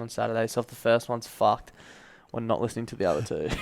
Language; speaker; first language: English; native; English